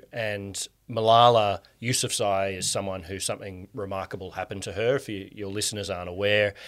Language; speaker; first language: English; native; English